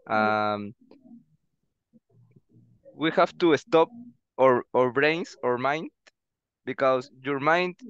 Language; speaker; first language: English; non-native, learner; Spanish